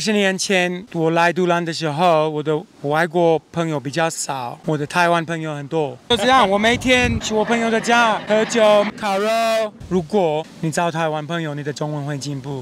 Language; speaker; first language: Chinese; non-native, fluent; English